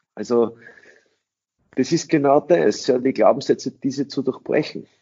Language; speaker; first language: German; early bilingual, other home language; English